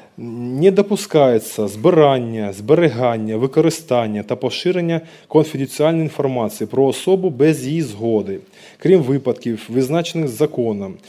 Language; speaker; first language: Ukrainian; non-native, local second language; Russian